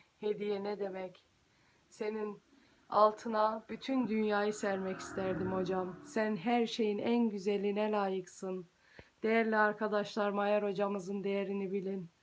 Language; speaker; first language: Turkish; early bilingual, heritage; Turkish